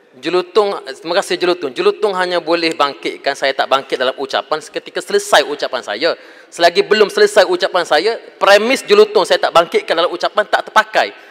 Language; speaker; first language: Malay; native; Malay